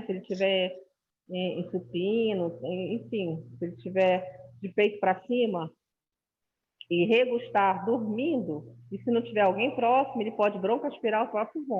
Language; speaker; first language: Portuguese; native; Portuguese